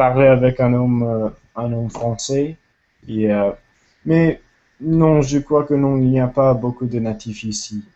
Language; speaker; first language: French; non-native, learner; English